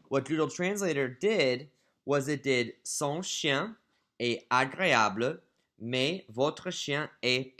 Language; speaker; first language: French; non-native, fluent; English